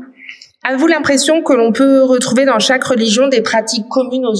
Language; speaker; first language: French; native; French